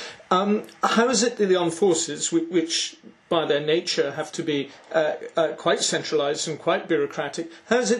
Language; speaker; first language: English; native; English